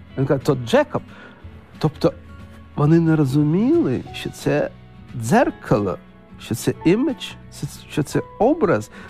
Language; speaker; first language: Ukrainian; non-native, local second language; Russian